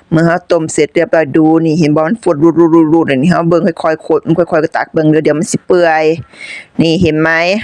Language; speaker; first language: Thai; native; Thai